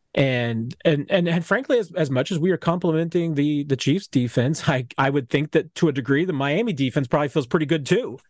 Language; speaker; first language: English; native; English